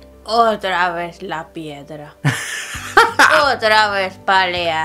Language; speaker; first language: Spanish; non-native, fluent; Hungarian